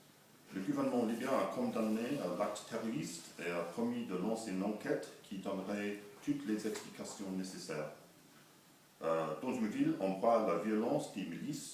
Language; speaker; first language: French; non-native, fluent; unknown